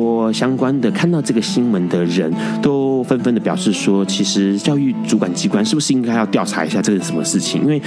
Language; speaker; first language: Chinese; native; Chinese